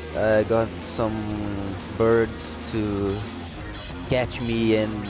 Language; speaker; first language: English; non-native, learner; Portuguese